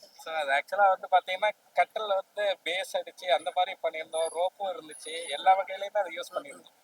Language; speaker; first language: Tamil; native; Tamil